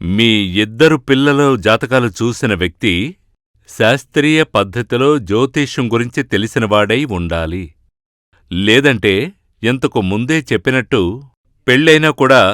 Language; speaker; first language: Telugu; non-native, fluent; Malayalam